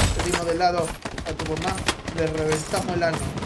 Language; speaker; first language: Spanish; native; Spanish